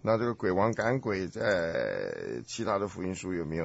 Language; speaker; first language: Chinese; native; Chinese